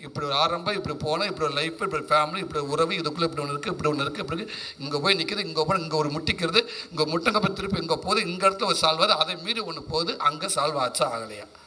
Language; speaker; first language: Tamil; native; Tamil